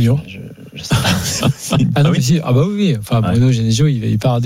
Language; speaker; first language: French; native; French